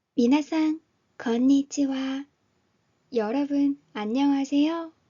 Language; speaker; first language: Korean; native; Korean